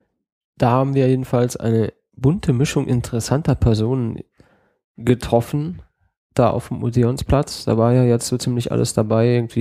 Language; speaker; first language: German; native; German